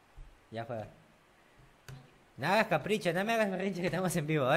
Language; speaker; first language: Spanish; native; Spanish